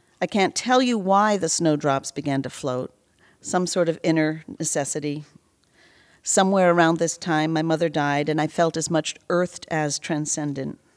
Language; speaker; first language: English; native; English